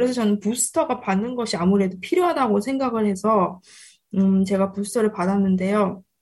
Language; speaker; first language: Korean; early bilingual, heritage; Korean